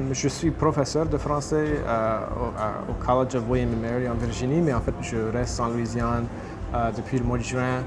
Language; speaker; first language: French; non-native, local second language; English